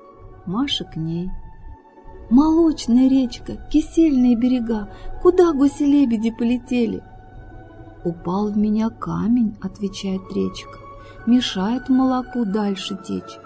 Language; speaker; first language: Russian; native; Russian